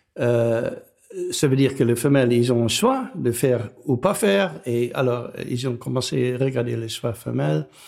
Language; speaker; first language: French; non-native, fluent; Dutch